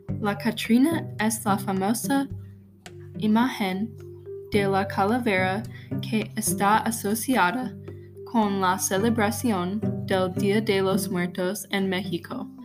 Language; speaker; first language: Spanish; non-native, learner; English